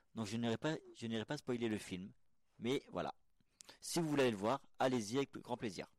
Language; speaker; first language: French; native; French